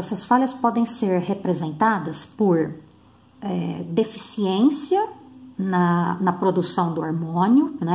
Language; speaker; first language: Portuguese; native; Portuguese